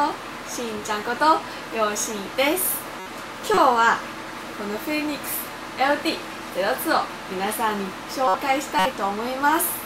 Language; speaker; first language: Japanese; non-native, fluent; Chinese